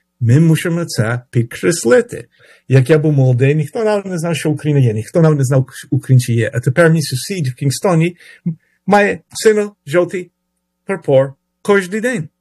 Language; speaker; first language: Ukrainian; early bilingual, heritage; Ukrainian